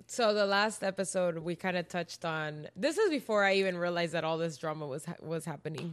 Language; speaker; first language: English; early bilingual, other home language; Spanish